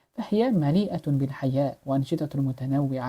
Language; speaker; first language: Arabic; non-native, fluent; Uzbek